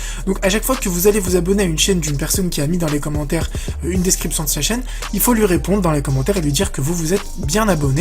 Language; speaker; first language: French; native; French